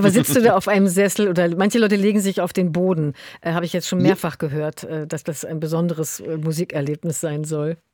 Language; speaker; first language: German; native; German